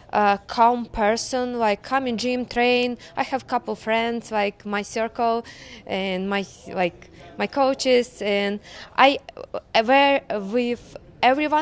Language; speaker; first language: English; non-native, learner; Ukrainian